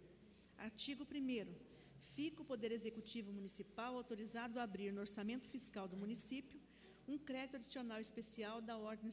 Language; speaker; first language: Portuguese; native; Portuguese